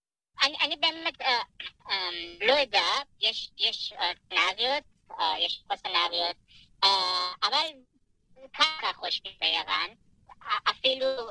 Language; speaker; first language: Hebrew; non-native, fluent; Persian